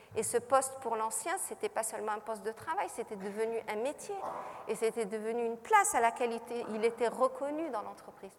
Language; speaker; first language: French; non-native, local second language; Arabic